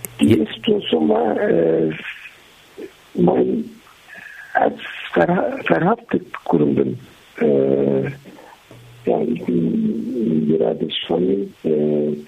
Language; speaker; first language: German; non-native, learner; Turkish